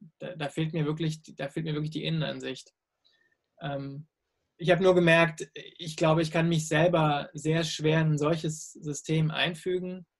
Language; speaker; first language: German; native; German